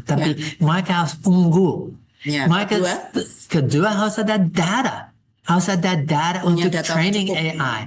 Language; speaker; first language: Indonesian; non-native, fluent; English